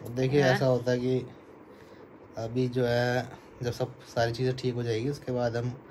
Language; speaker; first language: Hindi; native; Hindi